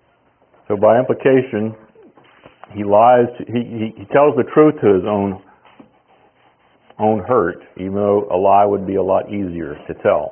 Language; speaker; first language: English; native; English